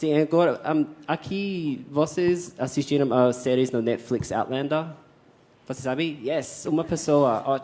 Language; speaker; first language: Portuguese; non-native, fluent; English